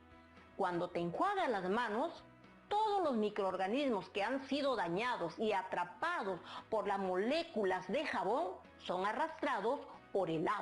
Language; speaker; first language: Spanish; native; Spanish